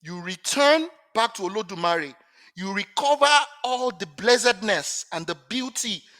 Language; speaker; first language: English; non-native, local second language; Yoruba